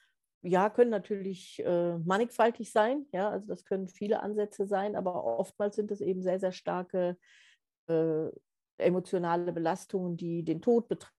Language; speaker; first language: German; native; German